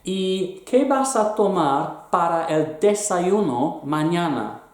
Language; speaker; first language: Spanish; non-native, fluent; English